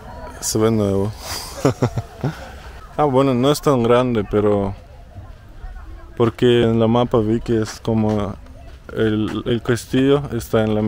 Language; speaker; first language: Spanish; non-native, fluent; Russian